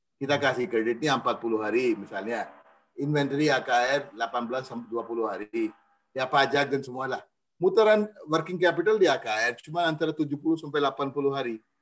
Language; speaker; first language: Indonesian; non-native, fluent; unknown